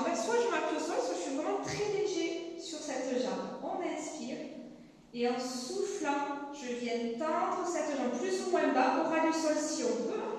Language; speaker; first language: French; native; French